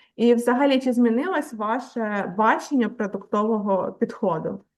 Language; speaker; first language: Ukrainian; native; Ukrainian